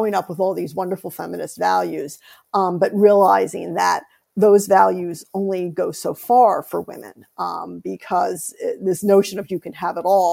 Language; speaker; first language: English; native; English